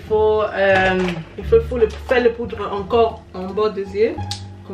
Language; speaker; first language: French; early bilingual, heritage; French